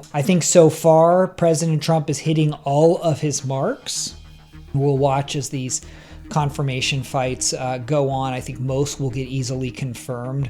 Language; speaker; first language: English; native; English